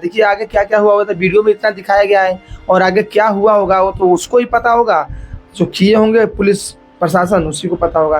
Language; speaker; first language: Hindi; native; Hindi